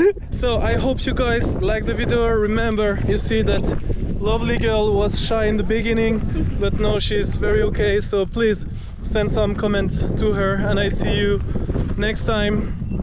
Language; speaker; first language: English; non-native, fluent; French